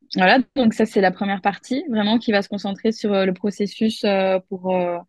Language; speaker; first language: French; native; French